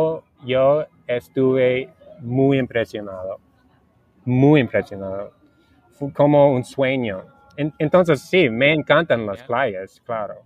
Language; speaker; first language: Spanish; non-native, learner; English